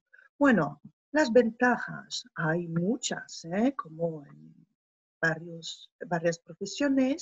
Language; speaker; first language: Spanish; non-native, fluent; French